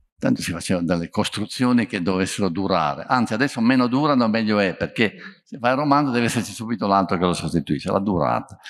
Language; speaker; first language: Italian; native; Italian